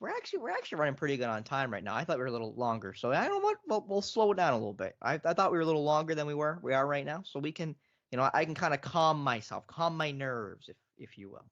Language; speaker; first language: English; native; English